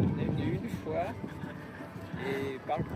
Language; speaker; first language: French; native; French